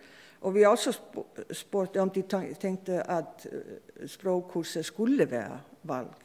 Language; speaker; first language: Danish; non-native, fluent; Icelandic